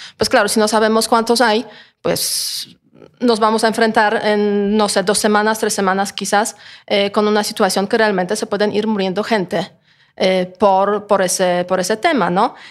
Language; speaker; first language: Spanish; non-native, fluent; Polish